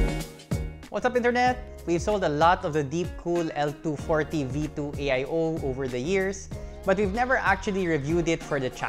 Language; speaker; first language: English; non-native, local second language; Filipino